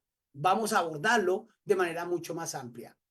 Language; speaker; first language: Spanish; native; Spanish